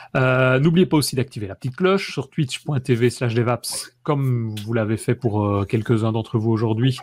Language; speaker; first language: French; native; French